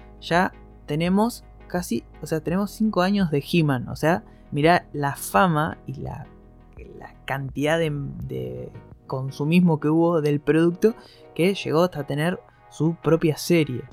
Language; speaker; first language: Spanish; native; Spanish